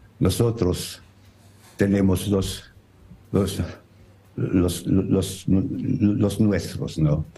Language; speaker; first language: Spanish; non-native, learner; French